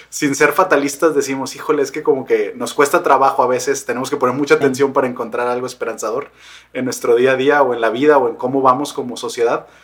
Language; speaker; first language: Spanish; native; Spanish